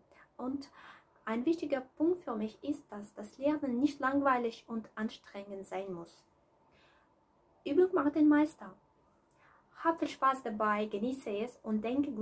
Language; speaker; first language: German; non-native, fluent; Russian